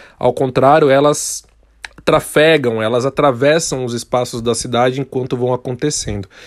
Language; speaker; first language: Portuguese; native; Portuguese